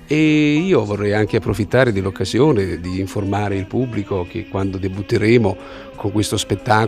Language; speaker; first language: Italian; native; Italian